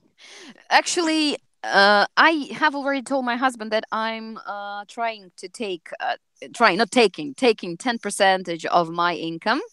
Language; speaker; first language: English; non-native, learner; Russian